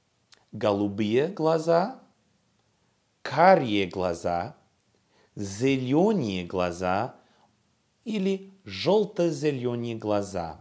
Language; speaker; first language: Russian; non-native, fluent; English